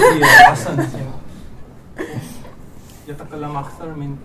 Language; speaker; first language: Arabic; non-native, learner; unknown